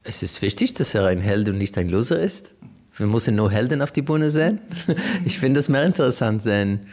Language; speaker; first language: German; non-native, learner; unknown